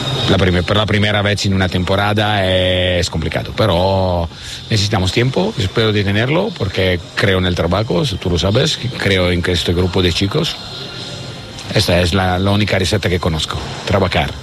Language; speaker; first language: Spanish; non-native, learner; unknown